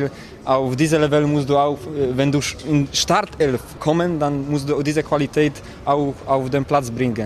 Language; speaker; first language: German; non-native, learner; Polish